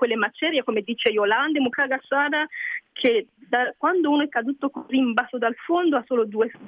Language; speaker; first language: Italian; non-native, fluent; Kinyarwanda